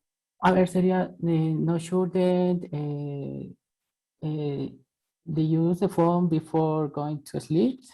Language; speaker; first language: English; non-native, learner; Spanish